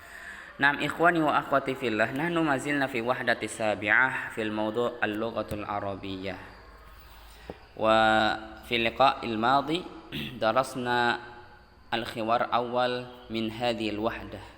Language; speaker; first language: Arabic; non-native, learner; Indonesian